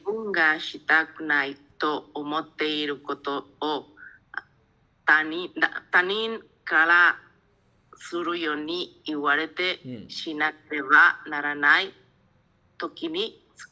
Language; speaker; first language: Japanese; non-native, learner; Spanish